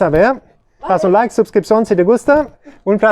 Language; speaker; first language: Spanish; non-native, learner; German